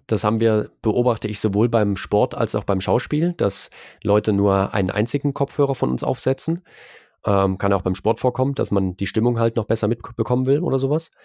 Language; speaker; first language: German; native; German